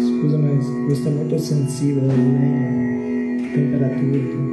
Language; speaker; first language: Italian; non-native, learner; Portuguese